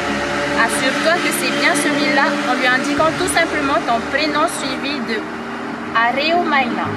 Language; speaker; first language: French; native; French